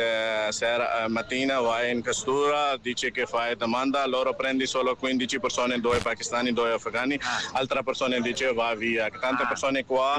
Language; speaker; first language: Italian; non-native, learner; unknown